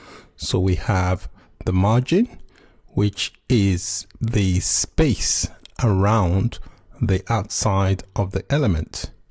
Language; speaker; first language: English; native; English